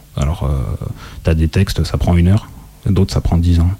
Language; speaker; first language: French; native; French